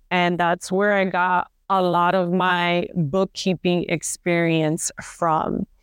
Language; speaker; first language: English; early bilingual, other home language; Spanish